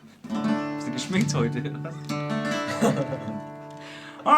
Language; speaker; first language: German; native; German